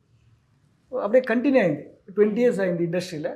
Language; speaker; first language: Telugu; non-native, learner; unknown